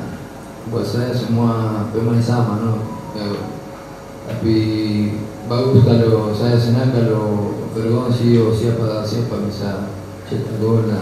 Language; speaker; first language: Indonesian; non-native, learner; Spanish